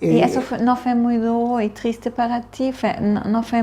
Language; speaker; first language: Spanish; non-native, fluent; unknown